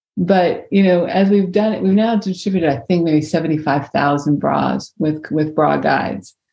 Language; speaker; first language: English; native; English